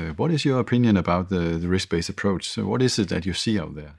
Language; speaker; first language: English; non-native, fluent; Danish